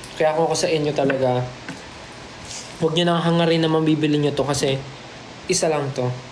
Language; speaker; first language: Filipino; native; Filipino